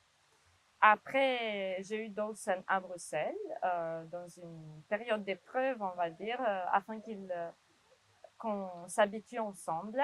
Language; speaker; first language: French; non-native, fluent; Romanian